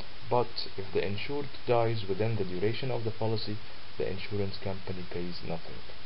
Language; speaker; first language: English; non-native, fluent; Arabic